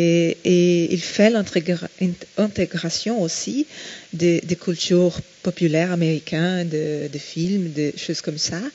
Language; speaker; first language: French; non-native, fluent; Portuguese